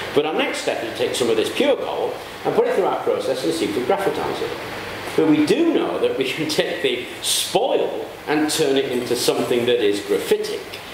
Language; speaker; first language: English; native; English